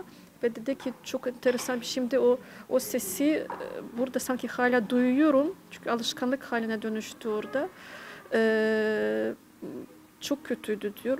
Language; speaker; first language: Turkish; non-native, fluent; Ukrainian